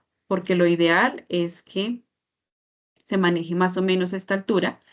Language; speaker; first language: Spanish; native; Spanish